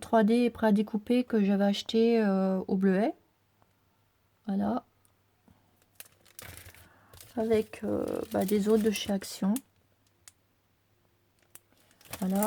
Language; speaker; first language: French; native; French